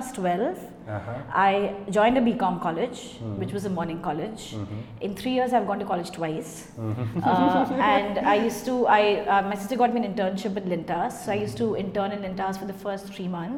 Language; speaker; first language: English; non-native, local second language; Hindi